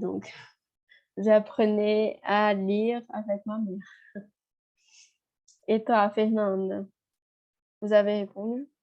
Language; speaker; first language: French; non-native, fluent; Portuguese